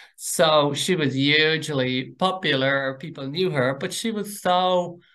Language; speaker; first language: English; native; English